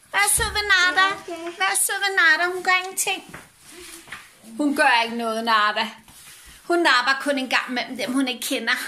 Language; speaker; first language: Danish; native; Danish